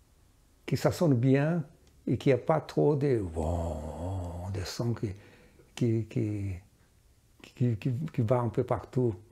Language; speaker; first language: French; non-native, fluent; Portuguese